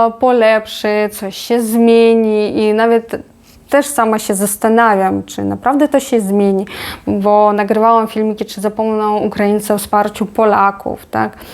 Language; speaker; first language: Polish; non-native, fluent; Ukrainian